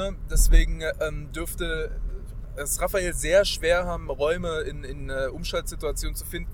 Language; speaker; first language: German; native; German